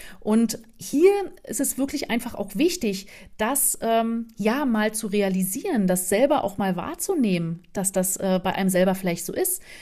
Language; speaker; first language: German; native; German